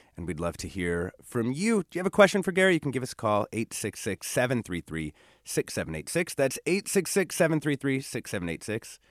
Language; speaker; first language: English; native; English